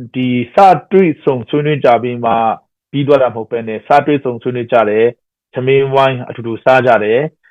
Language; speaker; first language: Burmese; non-native, local second language; Hakha Chin